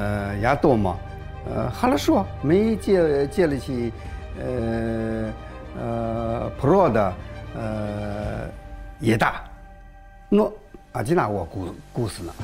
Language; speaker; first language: Russian; non-native, learner; Chinese